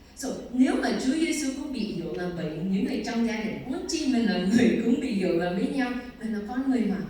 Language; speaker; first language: Vietnamese; early bilingual, heritage; Vietnamese